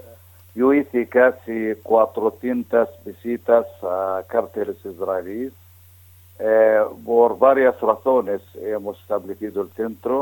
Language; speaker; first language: Spanish; non-native, fluent; Arabic